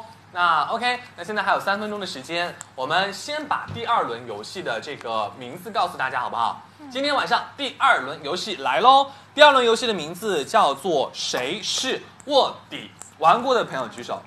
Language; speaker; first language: Chinese; native; Chinese